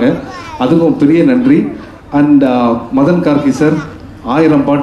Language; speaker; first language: Tamil; native; Tamil